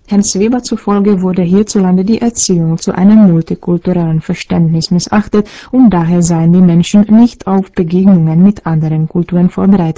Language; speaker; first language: German; native; German